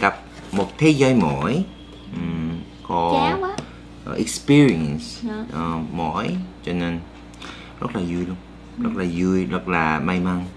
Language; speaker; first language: Vietnamese; non-native, learner; Korean